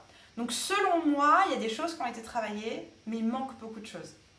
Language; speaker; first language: French; native; French